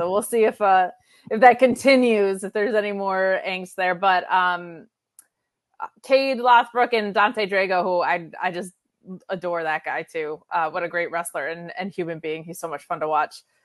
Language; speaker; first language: English; native; English